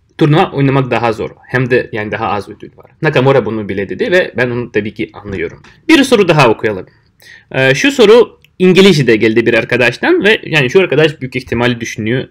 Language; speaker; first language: Turkish; non-native, fluent; Russian